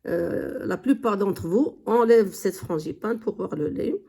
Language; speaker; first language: French; non-native, local second language; Arabic